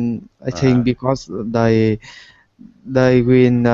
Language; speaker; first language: English; non-native, learner; Vietnamese